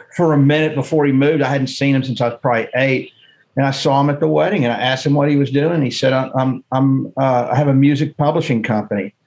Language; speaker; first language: English; native; English